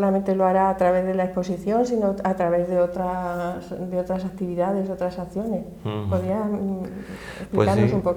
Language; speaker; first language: Spanish; native; Spanish